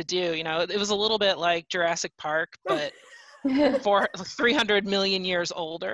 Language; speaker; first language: English; native; English